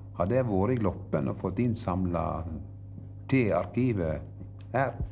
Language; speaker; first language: Norwegian; native; Norwegian